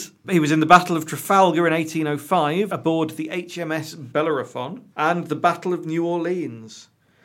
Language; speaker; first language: English; native; English